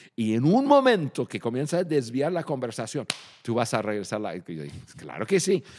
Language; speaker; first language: Spanish; non-native, fluent; English